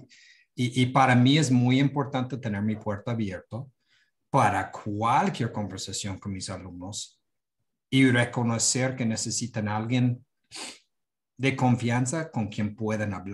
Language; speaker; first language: Spanish; non-native, fluent; English